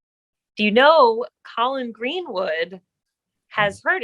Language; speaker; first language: English; native; English